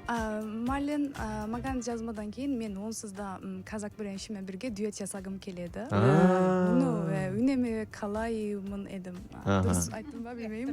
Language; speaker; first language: Kazakh; non-native, learner; Turkish